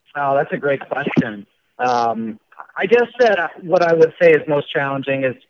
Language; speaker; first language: English; native; English